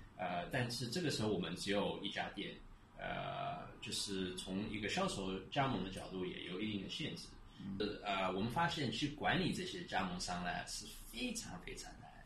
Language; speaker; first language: Chinese; early bilingual, heritage; Chinese